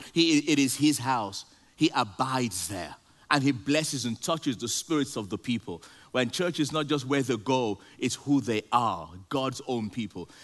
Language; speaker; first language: English; non-native, local second language; Yoruba